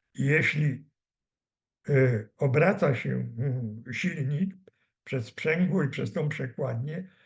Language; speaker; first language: Polish; native; Polish